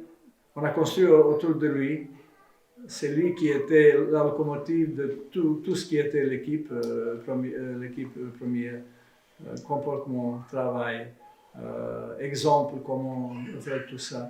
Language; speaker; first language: French; non-native, fluent; Serbian